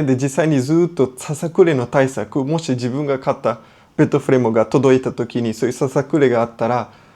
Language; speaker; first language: Japanese; non-native, fluent; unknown